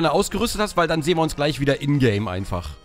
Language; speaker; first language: German; native; German